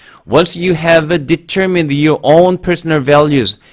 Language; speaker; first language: English; non-native, fluent; Korean